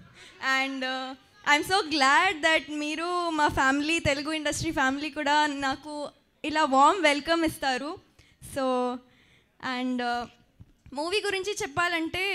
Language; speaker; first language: Telugu; non-native, fluent; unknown